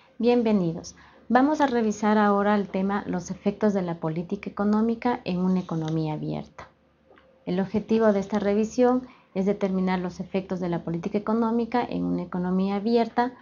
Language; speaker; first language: Spanish; native; Spanish